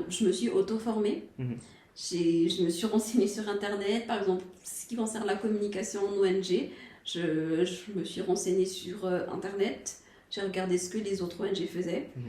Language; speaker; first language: French; non-native, local second language; Malagasy